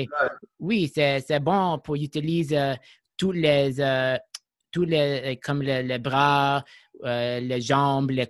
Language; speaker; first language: French; non-native, learner; English